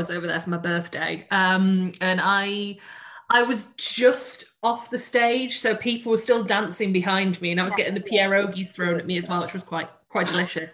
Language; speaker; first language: English; native; English